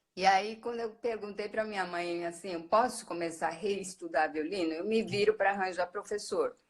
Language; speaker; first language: Portuguese; early bilingual, other home language; Japanese